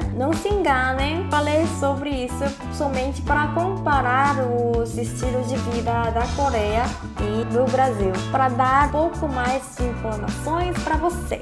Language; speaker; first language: Portuguese; non-native, fluent; Korean